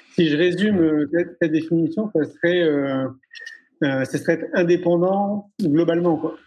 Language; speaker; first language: French; native; French